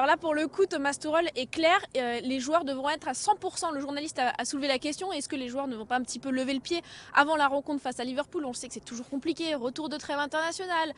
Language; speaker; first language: French; native; French